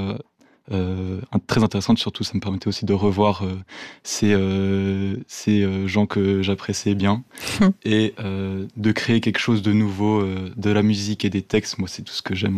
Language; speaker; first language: French; native; French